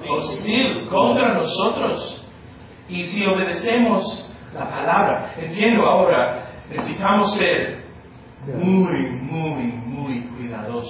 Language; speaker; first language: Spanish; non-native, fluent; English